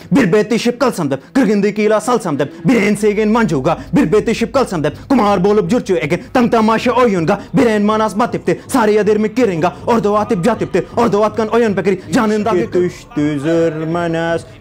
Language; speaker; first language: Kyrgyz; non-native, learner; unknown